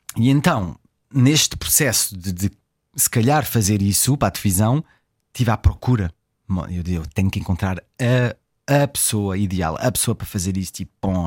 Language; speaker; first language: Portuguese; early bilingual, heritage; French